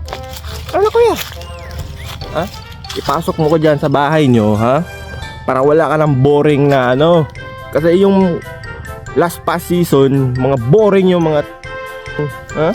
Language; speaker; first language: Filipino; non-native, local second language; Cebuano